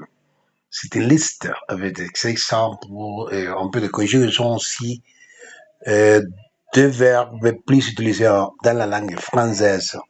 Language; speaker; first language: French; non-native, fluent; Spanish